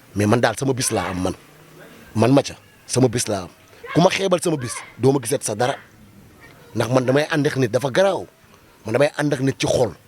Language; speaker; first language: Wolof; native; Wolof